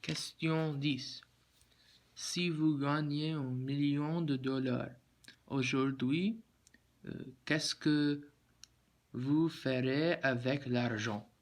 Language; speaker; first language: French; non-native, learner; English